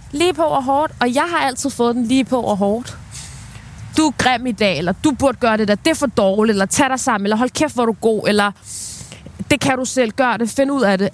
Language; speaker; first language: Danish; early bilingual, other home language; Ukrainian